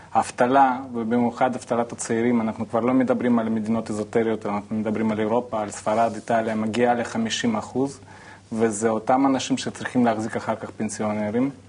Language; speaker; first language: Hebrew; non-native, fluent; Russian